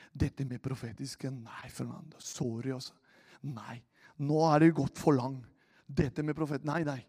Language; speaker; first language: Norwegian; non-native, fluent; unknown